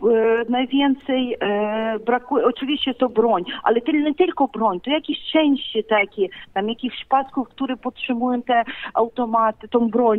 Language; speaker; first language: Polish; non-native, fluent; Ukrainian